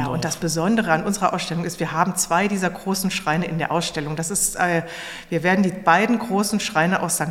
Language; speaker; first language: German; native; German